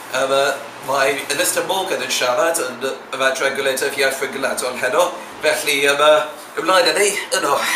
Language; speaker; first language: Welsh; native; Welsh